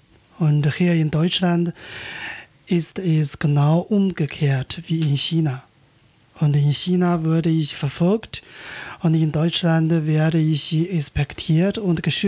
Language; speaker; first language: German; non-native, learner; Chinese